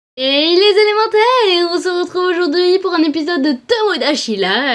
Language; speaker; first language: French; native; French